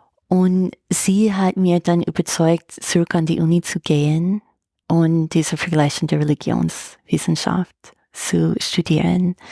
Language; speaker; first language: German; non-native, fluent; English